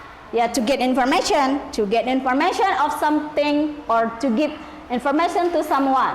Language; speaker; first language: English; non-native, learner; Indonesian